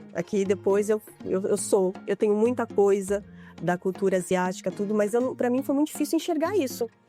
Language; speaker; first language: Portuguese; native; Portuguese